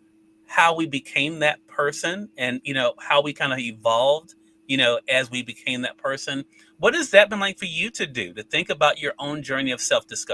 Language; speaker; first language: English; native; English